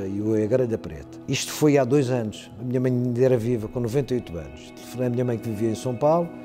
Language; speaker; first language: Portuguese; native; Portuguese